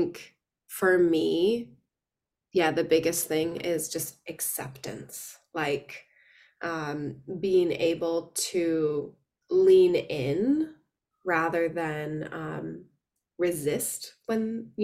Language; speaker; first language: English; native; English